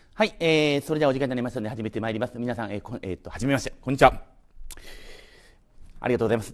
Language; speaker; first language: Japanese; native; Japanese